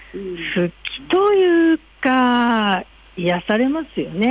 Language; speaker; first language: Japanese; native; Japanese